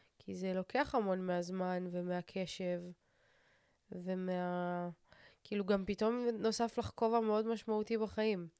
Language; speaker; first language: Hebrew; native; Hebrew